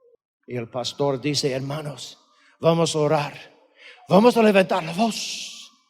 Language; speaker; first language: Spanish; non-native, fluent; English